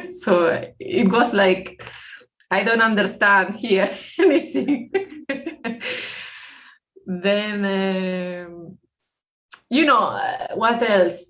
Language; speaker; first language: English; non-native, fluent; Spanish